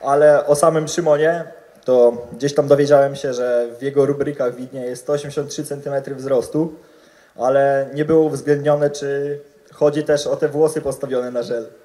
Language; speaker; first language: Polish; native; Polish